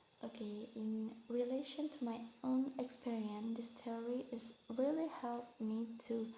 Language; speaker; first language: English; non-native, learner; Indonesian